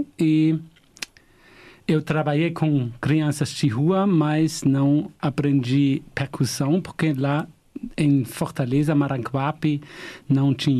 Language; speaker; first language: Portuguese; non-native, fluent; German